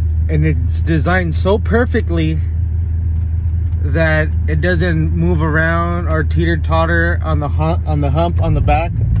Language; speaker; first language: English; early bilingual, other home language; Spanish